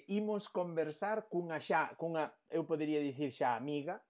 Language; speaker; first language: Spanish; native; Spanish